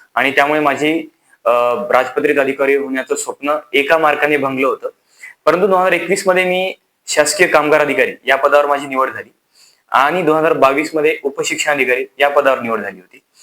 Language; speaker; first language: Marathi; native; Marathi